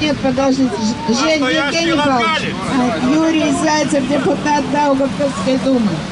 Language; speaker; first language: Russian; native; Russian